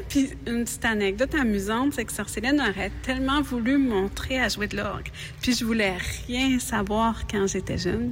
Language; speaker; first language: French; native; French